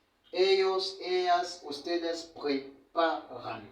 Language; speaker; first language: Spanish; non-native, fluent; French